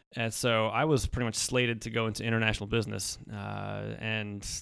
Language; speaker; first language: English; early bilingual, other home language; Polish